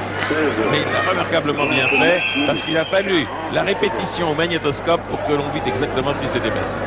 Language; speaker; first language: French; native; French